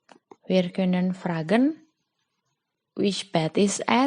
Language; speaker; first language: German; non-native, fluent; Indonesian